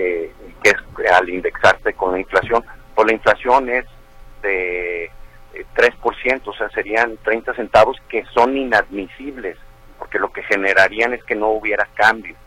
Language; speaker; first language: Spanish; native; Spanish